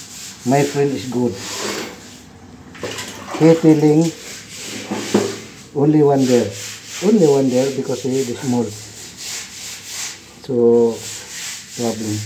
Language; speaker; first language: English; non-native, learner; Filipino